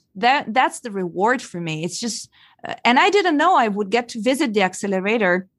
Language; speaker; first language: English; non-native, fluent; Italian